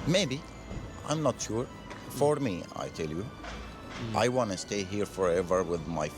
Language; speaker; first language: English; non-native, learner; Arabic